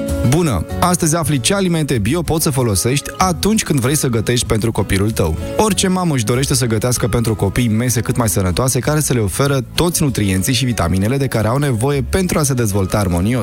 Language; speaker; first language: Romanian; native; Romanian